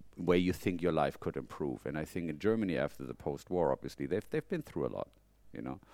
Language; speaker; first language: English; non-native, fluent; German